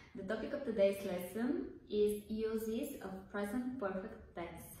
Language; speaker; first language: English; non-native, fluent; Bulgarian